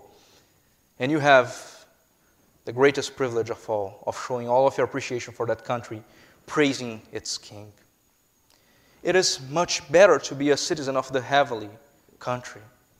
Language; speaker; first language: English; non-native, fluent; Portuguese